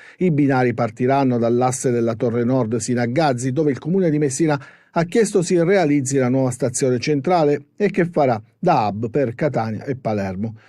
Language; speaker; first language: Italian; native; Italian